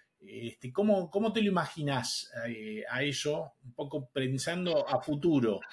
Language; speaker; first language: Spanish; native; Spanish